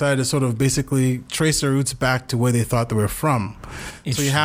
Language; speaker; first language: English; non-native, local second language; Yoruba